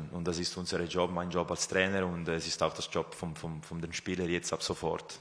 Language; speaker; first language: German; non-native, fluent; Italian